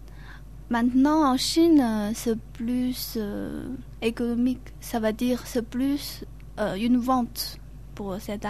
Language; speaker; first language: French; non-native, learner; Chinese